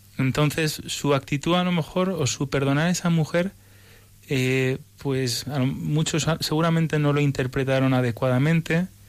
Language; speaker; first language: Spanish; early bilingual, other home language; English